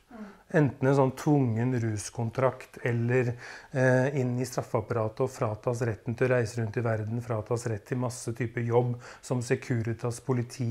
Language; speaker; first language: Norwegian; native; Norwegian